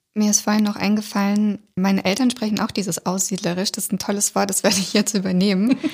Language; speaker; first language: German; early bilingual, other home language; Russian